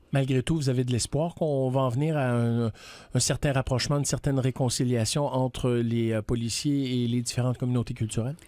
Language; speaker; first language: French; native; French